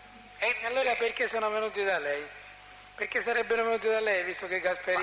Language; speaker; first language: Italian; native; Italian